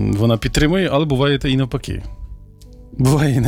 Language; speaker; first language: Ukrainian; native; Ukrainian